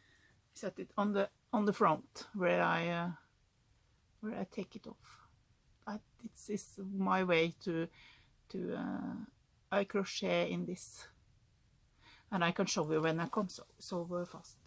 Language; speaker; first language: English; non-native, learner; Norwegian